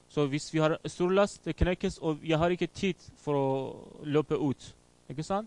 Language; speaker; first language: Norwegian; non-native, learner; Persian